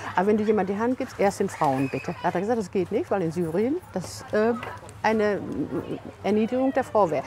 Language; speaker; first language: German; native; German